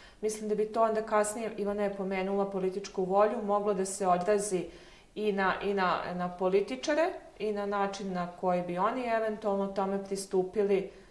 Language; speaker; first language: Serbian; native; Serbian